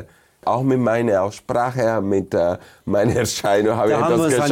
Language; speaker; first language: German; non-native, fluent; Spanish